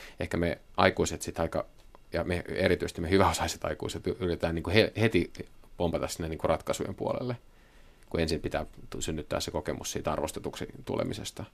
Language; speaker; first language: Finnish; native; Finnish